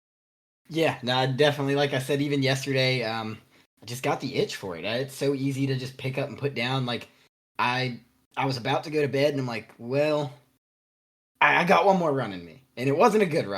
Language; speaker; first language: English; native; English